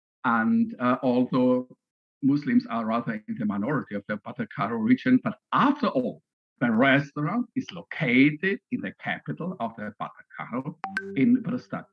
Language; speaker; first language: English; non-native, fluent; German